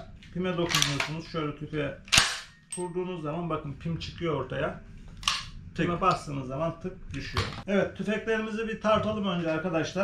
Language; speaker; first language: Turkish; native; Turkish